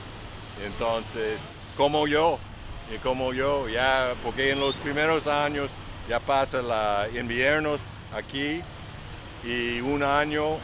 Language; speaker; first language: Spanish; non-native, learner; English